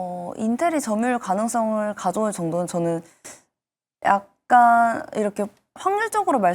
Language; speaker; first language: Korean; native; Korean